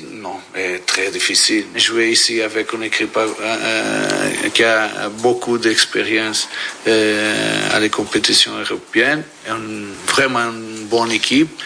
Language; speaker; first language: French; non-native, learner; Portuguese